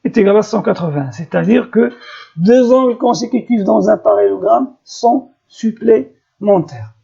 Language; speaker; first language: French; non-native, local second language; Arabic